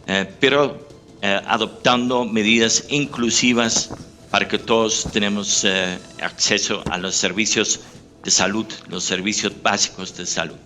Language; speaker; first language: Spanish; non-native, fluent; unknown